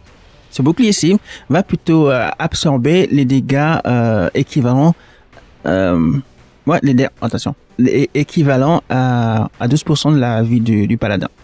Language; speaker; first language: French; native; French